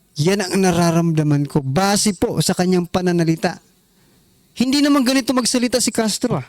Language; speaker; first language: Filipino; non-native, local second language; Waray